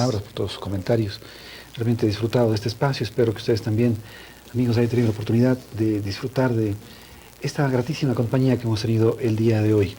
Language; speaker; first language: Spanish; native; Spanish